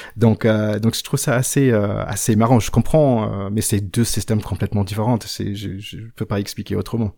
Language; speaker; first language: French; non-native, fluent; English